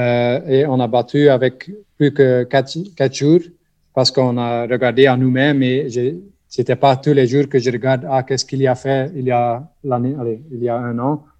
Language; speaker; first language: French; non-native, local second language; Dutch